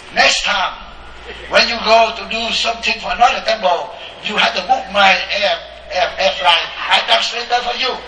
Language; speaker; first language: English; non-native, learner; Vietnamese